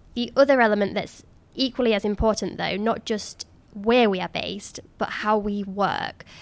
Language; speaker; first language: English; native; English